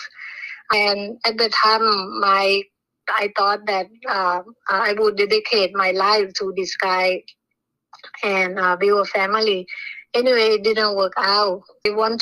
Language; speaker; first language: English; non-native, learner; Thai